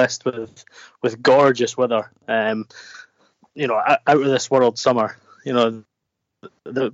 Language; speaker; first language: English; native; English